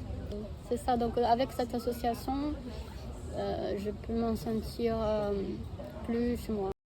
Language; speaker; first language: French; non-native, fluent; Portuguese